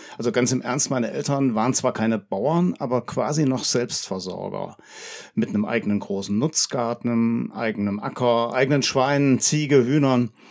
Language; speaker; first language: German; native; German